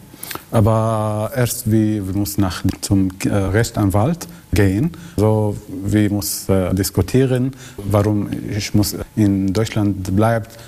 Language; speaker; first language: German; non-native, learner; Arabic